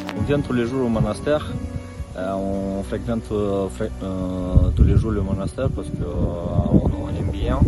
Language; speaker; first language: French; non-native, fluent; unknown